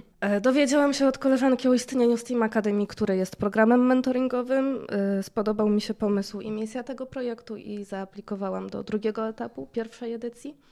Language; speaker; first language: Polish; native; Polish